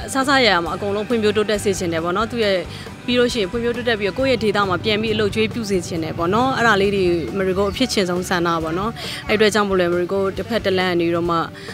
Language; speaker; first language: Burmese; non-native, local second language; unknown